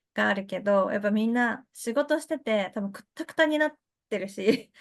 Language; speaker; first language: Japanese; early bilingual, other home language; Chinese